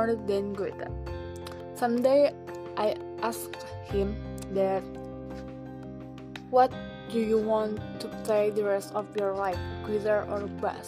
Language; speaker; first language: English; non-native, learner; Indonesian